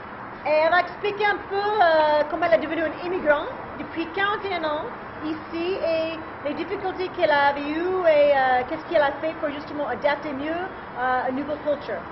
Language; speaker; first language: French; non-native, fluent; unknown